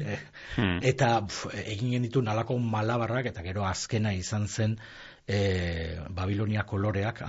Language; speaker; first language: Basque; native; Basque